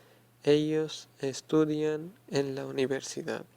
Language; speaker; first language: Spanish; non-native, fluent; Urdu